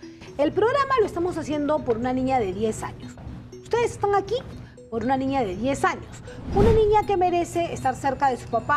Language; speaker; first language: Spanish; native; Spanish